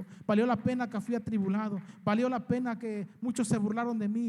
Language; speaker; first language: Spanish; native; Spanish